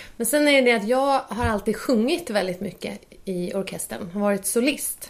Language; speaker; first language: Swedish; native; Swedish